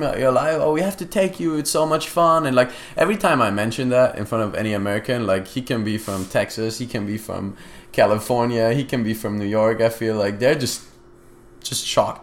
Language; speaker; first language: English; non-native, fluent; German